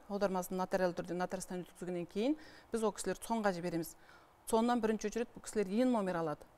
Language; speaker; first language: Kazakh; early bilingual, heritage; Kazakh